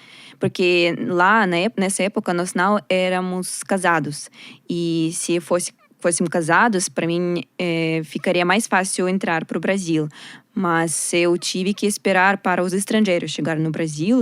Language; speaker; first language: Portuguese; non-native, learner; Russian